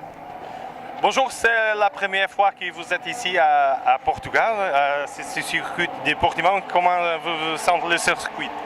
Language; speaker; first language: French; non-native, learner; Portuguese